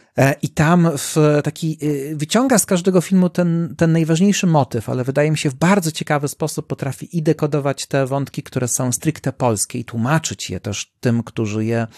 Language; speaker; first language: Polish; native; Polish